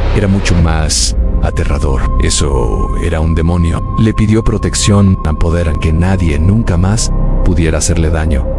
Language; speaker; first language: Spanish; native; Spanish